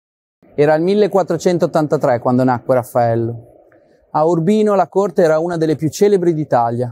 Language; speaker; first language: Italian; native; Italian